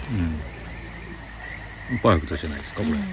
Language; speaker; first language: Japanese; native; Japanese